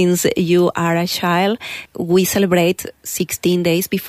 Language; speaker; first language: English; non-native, learner; Spanish